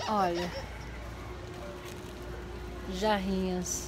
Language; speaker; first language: Portuguese; native; Portuguese